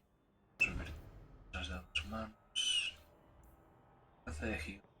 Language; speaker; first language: Spanish; native; Spanish